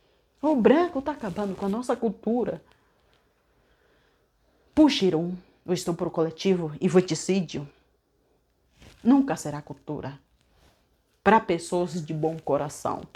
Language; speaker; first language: Portuguese; non-native, local second language; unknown